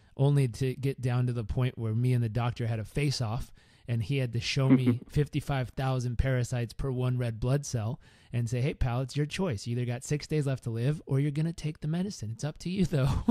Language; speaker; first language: English; native; English